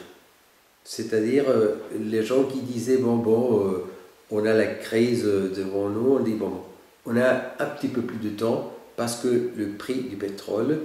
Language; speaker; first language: French; non-native, fluent; Spanish